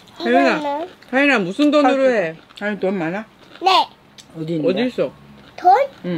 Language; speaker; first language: Korean; native; Korean